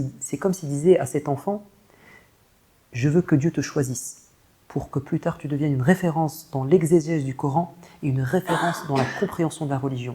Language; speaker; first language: French; native; French